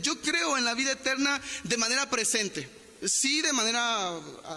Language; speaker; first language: Spanish; native; Spanish